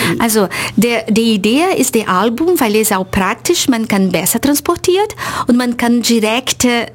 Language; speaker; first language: German; non-native, fluent; Portuguese